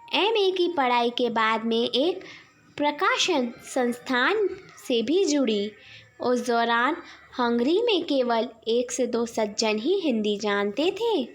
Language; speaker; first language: Hindi; native; Hindi